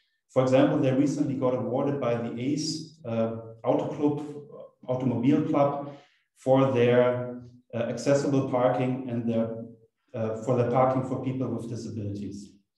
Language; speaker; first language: English; non-native, fluent; German